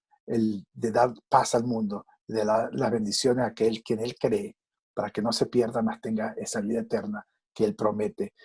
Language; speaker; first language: Spanish; native; Spanish